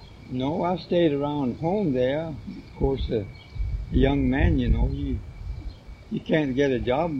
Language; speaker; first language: English; early bilingual, other home language; Spanish